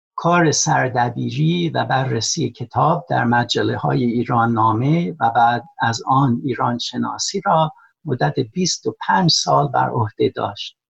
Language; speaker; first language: Persian; non-native, fluent; English